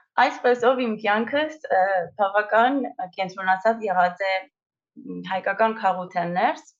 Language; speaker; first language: Armenian; early bilingual, heritage; Armenian